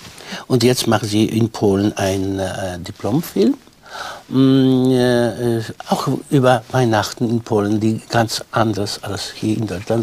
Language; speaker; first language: German; non-native, fluent; Polish